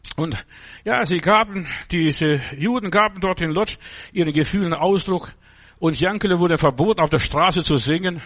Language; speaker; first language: German; non-native, fluent; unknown